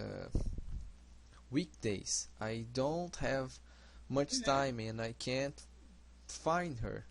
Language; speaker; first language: English; non-native, learner; Portuguese